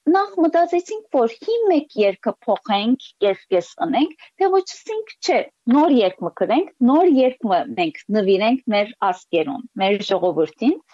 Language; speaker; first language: Armenian; early bilingual, heritage; Armenian